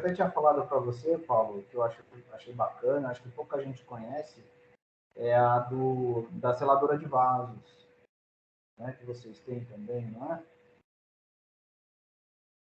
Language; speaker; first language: Portuguese; native; Portuguese